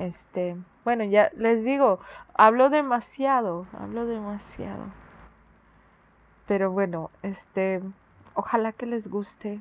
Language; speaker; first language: Spanish; early bilingual, heritage; Spanish